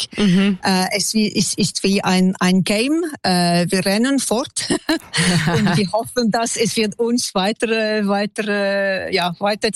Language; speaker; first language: German; non-native, local second language; French